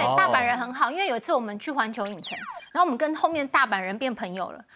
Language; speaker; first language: Chinese; native; Chinese